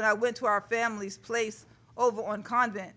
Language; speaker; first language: English; native; English